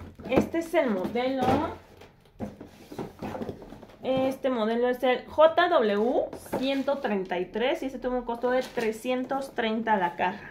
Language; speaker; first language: Spanish; native; Spanish